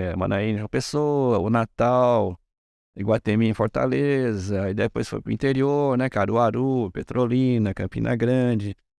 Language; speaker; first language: Portuguese; early bilingual, other home language; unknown